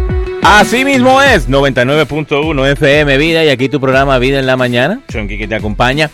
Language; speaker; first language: Spanish; native; Spanish